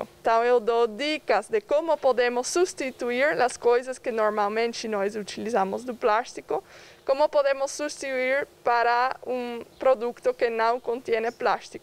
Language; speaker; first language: Portuguese; non-native, fluent; Dutch